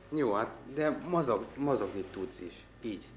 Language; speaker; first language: Hungarian; non-native, fluent; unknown